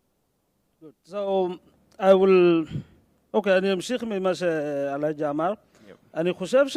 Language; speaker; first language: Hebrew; non-native, fluent; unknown